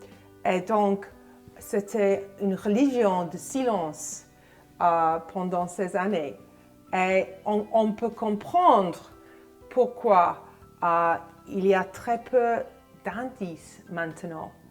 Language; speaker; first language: French; non-native, fluent; English